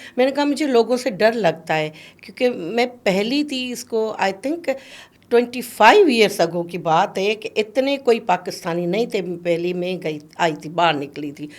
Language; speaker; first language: Urdu; non-native, local second language; Sindhi